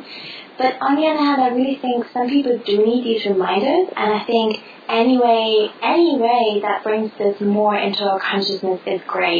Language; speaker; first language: English; non-native, fluent; German